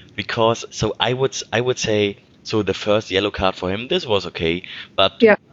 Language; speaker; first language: English; non-native, fluent; German